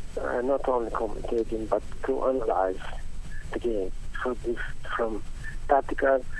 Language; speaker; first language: English; non-native, learner; Italian